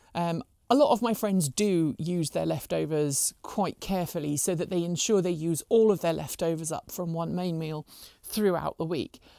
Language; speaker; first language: English; native; English